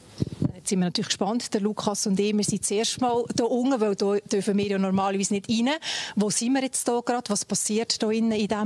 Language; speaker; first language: German; native; German